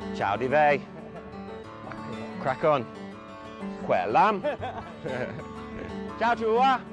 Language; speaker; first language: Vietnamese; non-native, learner; English